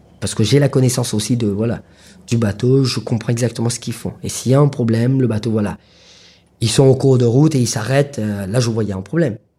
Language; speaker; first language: French; non-native, local second language; Morisyen